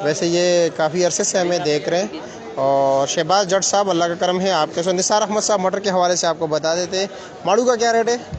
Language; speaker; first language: Urdu; non-native, local second language; Pashto